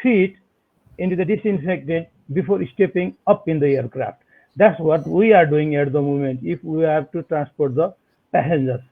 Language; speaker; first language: English; non-native, local second language; Nepali